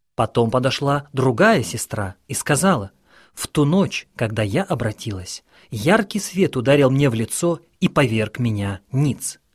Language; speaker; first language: Russian; non-native, local second language; Ukrainian